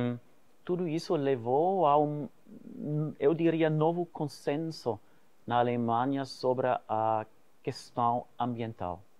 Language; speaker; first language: Portuguese; non-native, fluent; German